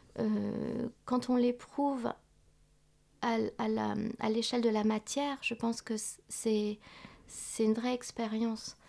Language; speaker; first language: French; early bilingual, other home language; Vietnamese